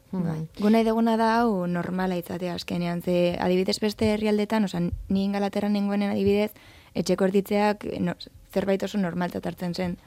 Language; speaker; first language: Basque; native; Basque